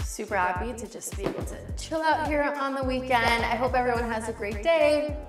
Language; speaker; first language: English; native; English